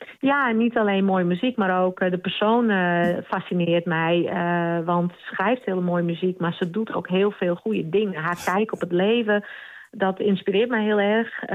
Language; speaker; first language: Dutch; non-native, local second language; Western Frisian